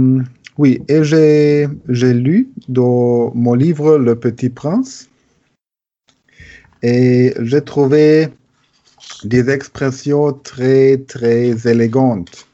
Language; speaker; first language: French; non-native, learner; German